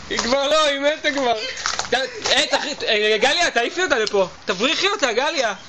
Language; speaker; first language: Hebrew; native; Hebrew